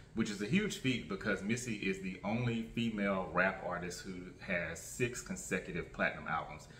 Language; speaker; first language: English; native; English